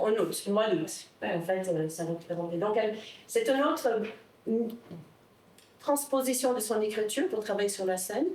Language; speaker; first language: French; non-native, fluent; English